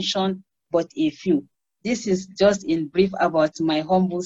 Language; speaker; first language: English; non-native, local second language; Hausa